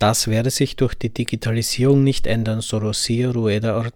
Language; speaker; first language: German; native; German